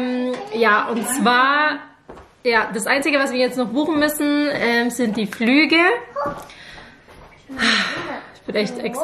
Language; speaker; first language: German; native; German